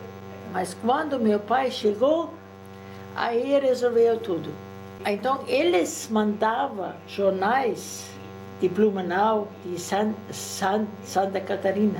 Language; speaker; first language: Portuguese; early bilingual, other home language; German